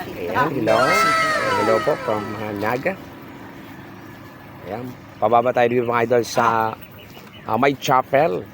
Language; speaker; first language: Filipino; non-native, local second language; Bikol